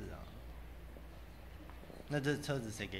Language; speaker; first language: Chinese; native; Chinese